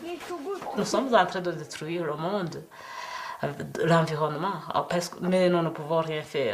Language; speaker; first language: French; non-native, local second language; Kinyarwanda